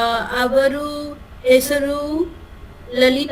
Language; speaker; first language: Kannada; non-native, learner; Bhojpuri